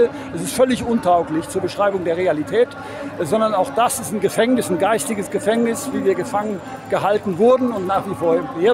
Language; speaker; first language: German; native; German